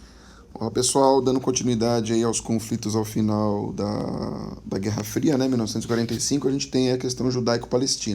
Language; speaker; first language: Portuguese; native; Portuguese